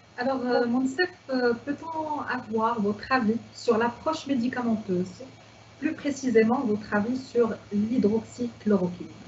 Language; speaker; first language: French; non-native, local second language; Arabic